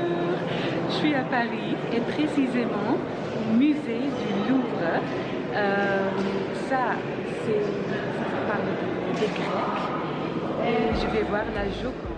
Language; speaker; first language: French; non-native, learner; Dutch